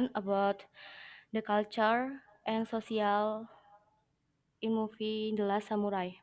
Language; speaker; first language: English; non-native, learner; Indonesian